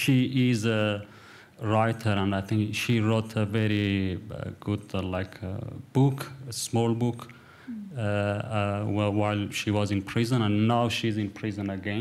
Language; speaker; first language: English; non-native, fluent; Kurdish